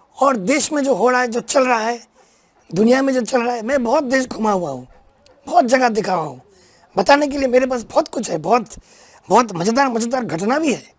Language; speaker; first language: Hindi; non-native, local second language; Bangla